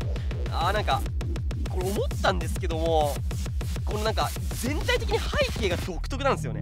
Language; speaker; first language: Japanese; native; Japanese